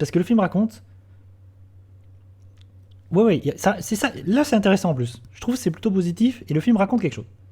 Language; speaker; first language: French; native; French